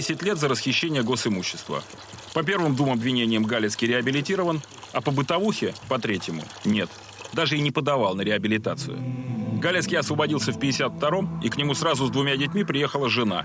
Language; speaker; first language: Russian; native; Russian